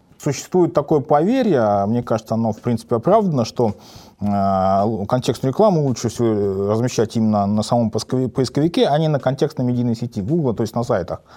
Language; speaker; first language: Russian; native; Russian